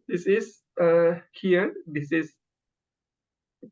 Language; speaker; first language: English; non-native, learner; Indonesian